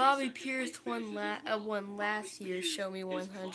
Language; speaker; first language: English; native; English